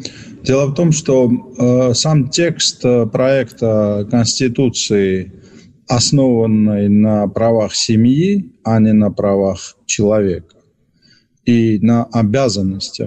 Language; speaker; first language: Russian; non-native, local second language; Georgian